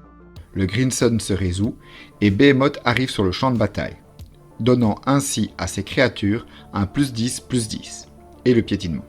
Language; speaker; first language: French; native; French